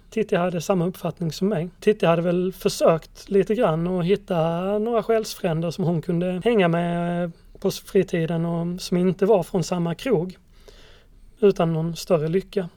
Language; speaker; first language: Swedish; native; Swedish